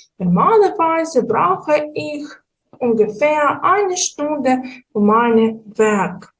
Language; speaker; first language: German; non-native, fluent; Ukrainian